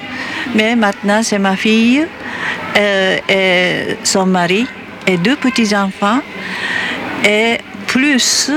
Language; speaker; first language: French; non-native, fluent; Japanese